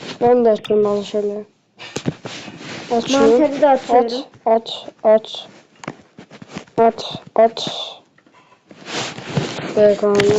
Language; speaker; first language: Turkish; native; Turkish